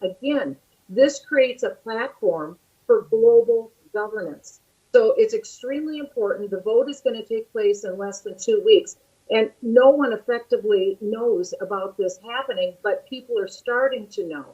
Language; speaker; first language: English; native; English